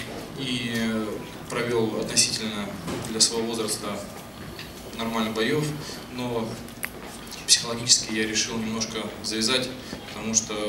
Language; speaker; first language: Russian; native; Russian